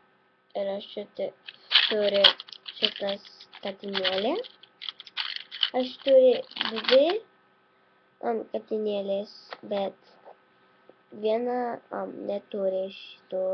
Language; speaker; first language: Lithuanian; early bilingual, heritage; Lithuanian